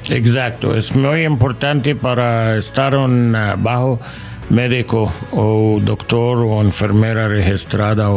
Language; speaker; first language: Spanish; non-native, learner; English